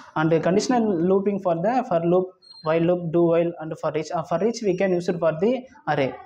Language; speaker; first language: English; non-native, local second language; Tamil